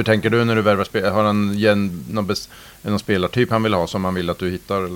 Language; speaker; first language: Swedish; native; Swedish